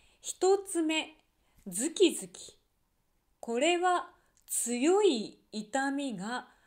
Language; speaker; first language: Japanese; native; Japanese